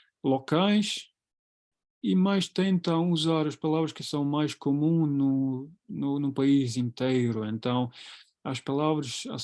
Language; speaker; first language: Portuguese; non-native, fluent; Latvian